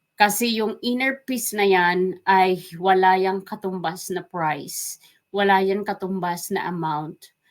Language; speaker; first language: Filipino; non-native, local second language; Waray